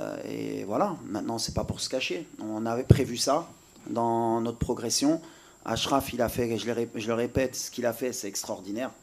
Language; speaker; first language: French; native; French